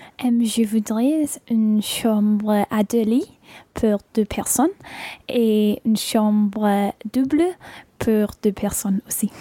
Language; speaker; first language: French; non-native, learner; English